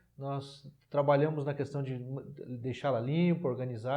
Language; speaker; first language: Portuguese; native; Portuguese